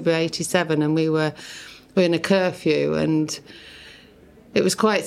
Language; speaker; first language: English; native; English